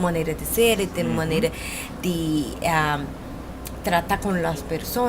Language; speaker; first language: Spanish; non-native, learner; Portuguese